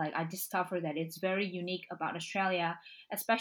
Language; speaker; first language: English; non-native, fluent; Indonesian